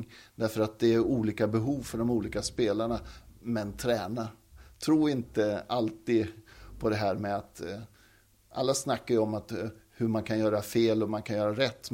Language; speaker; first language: Swedish; native; Swedish